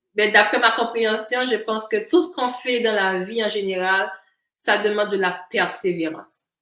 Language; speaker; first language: French; non-native, local second language; Haitian Creole